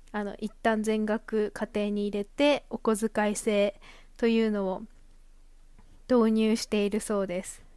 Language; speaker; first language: Japanese; native; Japanese